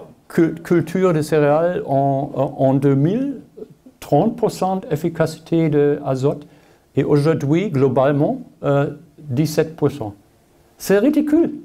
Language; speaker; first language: French; non-native, learner; German